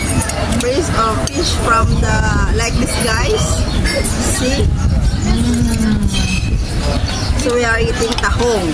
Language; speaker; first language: English; non-native, local second language; Filipino